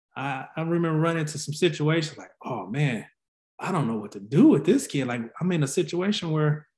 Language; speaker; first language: English; native; English